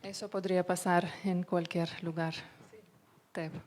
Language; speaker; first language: Spanish; non-native, learner; Lithuanian